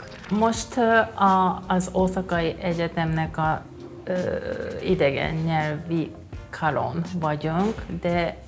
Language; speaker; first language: Hungarian; non-native, fluent; Japanese